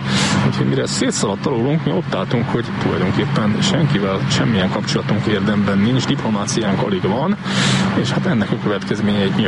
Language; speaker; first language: Hungarian; native; Hungarian